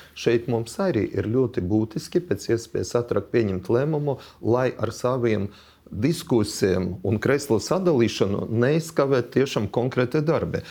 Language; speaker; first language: Latvian; non-native, local second language; Russian